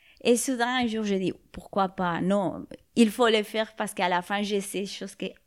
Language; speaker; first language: French; non-native, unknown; Spanish